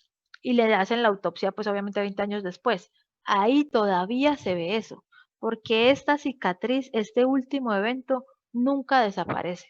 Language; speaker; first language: Spanish; native; Spanish